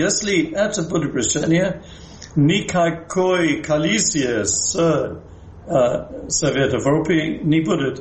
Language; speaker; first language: Russian; non-native, fluent; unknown